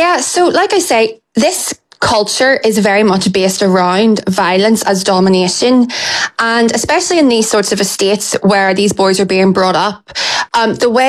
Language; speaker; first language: English; native; English